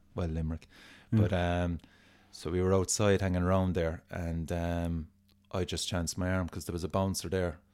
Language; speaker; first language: English; native; English